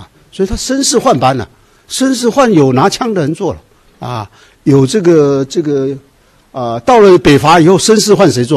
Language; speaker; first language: Chinese; native; Chinese